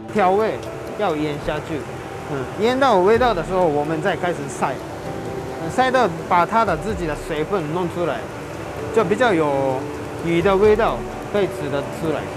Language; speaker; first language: Chinese; non-native, fluent; Japanese